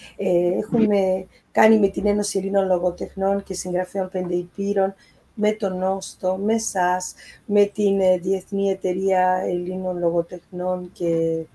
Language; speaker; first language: Greek; early bilingual, heritage; Greek